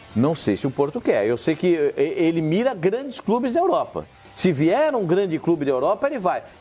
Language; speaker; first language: Portuguese; native; Portuguese